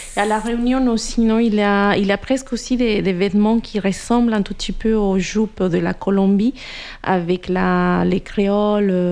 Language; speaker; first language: French; non-native, fluent; Spanish